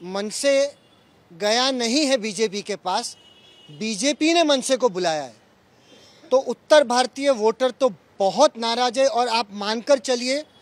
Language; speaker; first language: Hindi; non-native, local second language; Punjabi